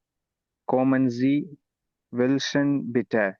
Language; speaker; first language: German; non-native, learner; Tamil